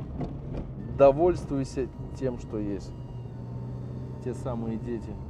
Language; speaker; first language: Russian; native; Russian